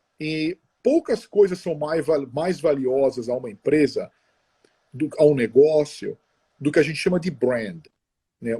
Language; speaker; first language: Portuguese; non-native, fluent; Italian